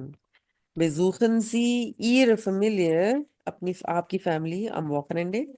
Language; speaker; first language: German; non-native, fluent; Hindi